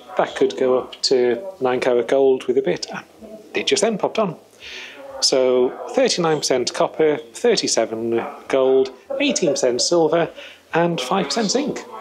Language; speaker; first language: English; native; English